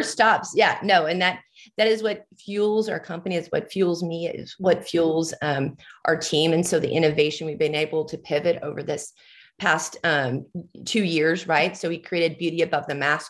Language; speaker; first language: English; native; English